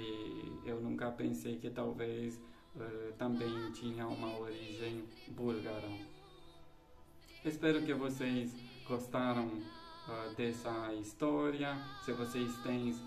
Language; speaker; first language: Portuguese; non-native, fluent; Romanian